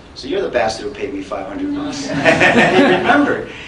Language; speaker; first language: English; native; English